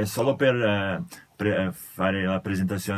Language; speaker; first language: Italian; non-native, fluent; Portuguese